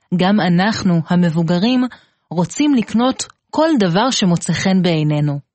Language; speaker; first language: Hebrew; native; Hebrew